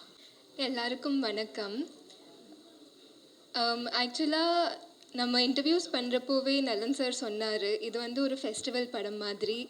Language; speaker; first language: Tamil; non-native, fluent; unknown